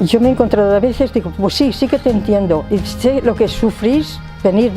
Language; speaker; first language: Spanish; native; Spanish